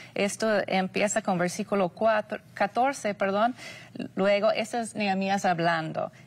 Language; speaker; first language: Spanish; non-native, fluent; English